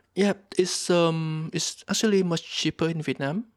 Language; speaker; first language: English; non-native, learner; Vietnamese